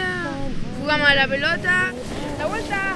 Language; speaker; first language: Spanish; early bilingual, other home language; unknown